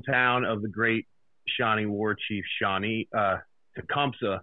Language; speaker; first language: English; native; English